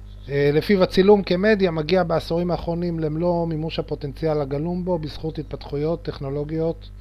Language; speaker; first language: Hebrew; native; Hebrew